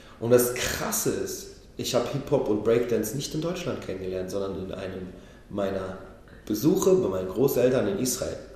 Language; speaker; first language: German; early bilingual, other home language; Hebrew